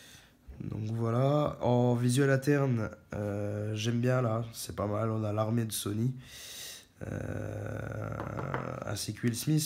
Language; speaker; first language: French; native; French